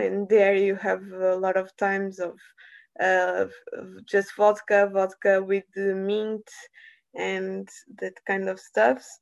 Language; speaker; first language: English; non-native, learner; Portuguese